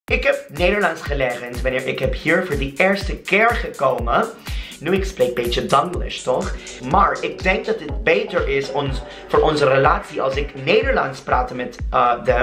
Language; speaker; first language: Dutch; non-native, learner; Spanish